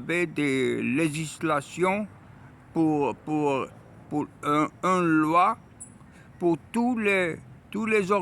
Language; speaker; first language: French; non-native, learner; Arabic